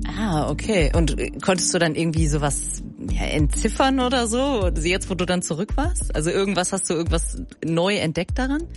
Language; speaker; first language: German; native; German